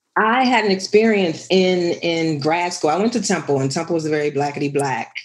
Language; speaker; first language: English; native; English